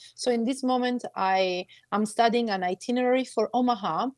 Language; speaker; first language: English; non-native, fluent; Sicilian